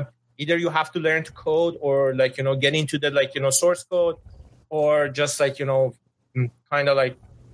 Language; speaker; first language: English; non-native, fluent; Persian